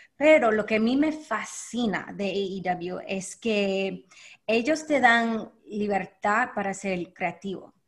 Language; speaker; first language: Spanish; early bilingual, heritage; Spanish